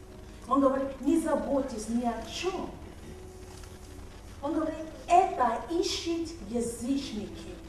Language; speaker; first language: Russian; non-native, fluent; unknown